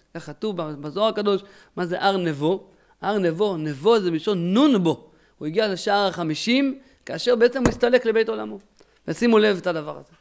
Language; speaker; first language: Hebrew; native; Hebrew